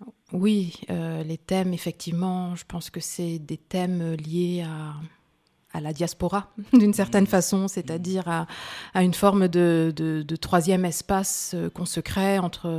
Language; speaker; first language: French; early bilingual, other home language; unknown